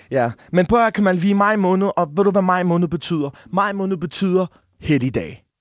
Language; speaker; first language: Danish; early bilingual, other home language; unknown